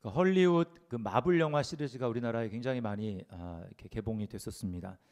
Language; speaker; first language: Korean; native; Korean